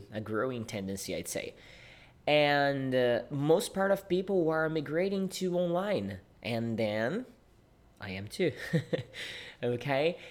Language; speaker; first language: English; non-native, fluent; Portuguese